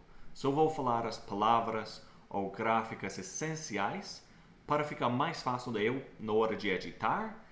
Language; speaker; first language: Portuguese; non-native, fluent; English